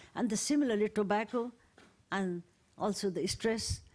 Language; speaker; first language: English; non-native, local second language; Nepali